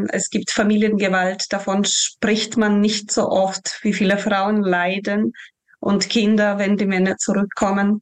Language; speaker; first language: German; non-native, fluent; Ukrainian